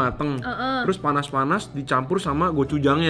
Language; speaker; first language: Indonesian; native; Indonesian